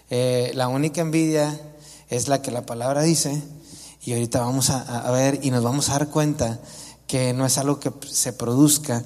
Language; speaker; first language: Spanish; native; Spanish